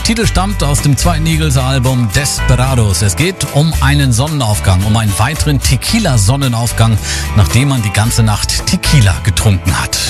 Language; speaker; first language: German; native; German